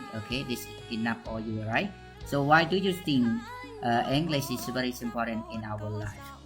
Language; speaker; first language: English; non-native, learner; Khmer